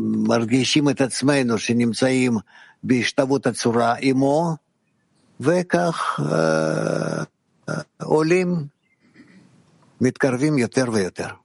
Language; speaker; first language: Hebrew; non-native, fluent; Russian